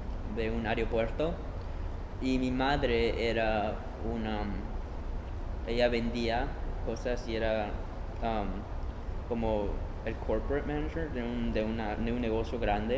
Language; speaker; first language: Spanish; early bilingual, heritage; Spanish